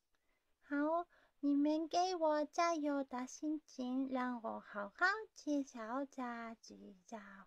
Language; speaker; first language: Chinese; non-native, learner; Japanese